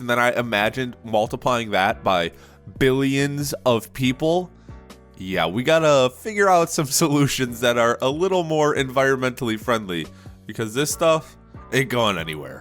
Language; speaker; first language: English; native; English